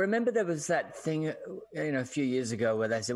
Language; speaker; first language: English; native; English